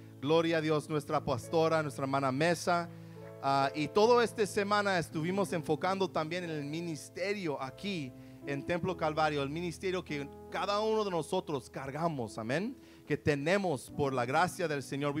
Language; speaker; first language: Spanish; early bilingual, heritage; Spanish